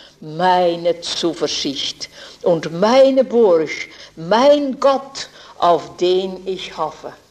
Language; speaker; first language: German; non-native, fluent; Dutch